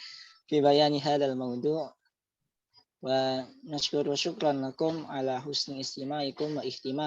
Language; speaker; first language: Arabic; non-native, learner; Indonesian